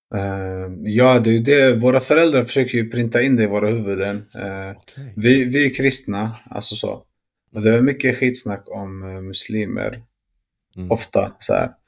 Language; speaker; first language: Swedish; early bilingual, other home language; Arabic